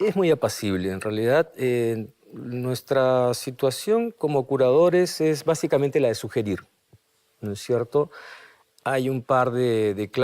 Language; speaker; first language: Spanish; native; Spanish